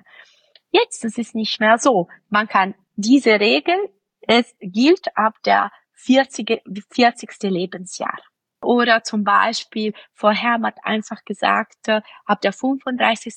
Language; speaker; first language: German; non-native, fluent; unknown